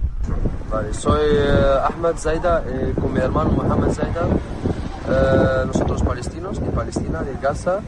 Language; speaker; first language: Spanish; non-native, learner; Arabic